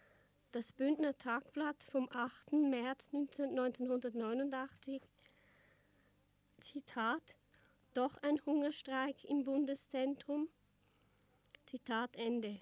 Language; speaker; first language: German; native; German